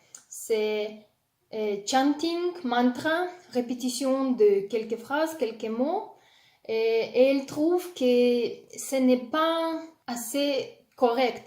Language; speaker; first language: French; non-native, learner; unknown